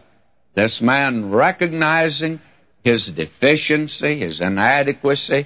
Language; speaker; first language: English; native; English